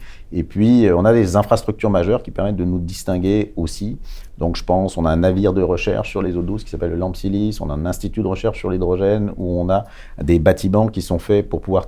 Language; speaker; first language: French; native; French